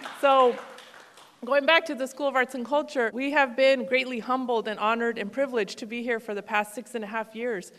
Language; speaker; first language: English; early bilingual, other home language; Spanish